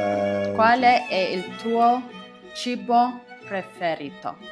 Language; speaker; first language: Italian; non-native, learner; Amharic